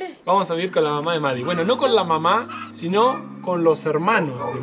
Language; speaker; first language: Spanish; native; Spanish